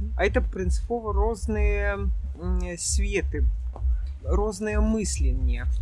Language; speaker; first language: Belarusian; native; Belarusian